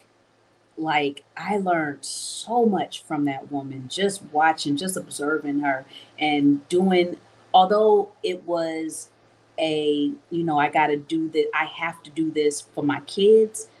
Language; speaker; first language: English; native; English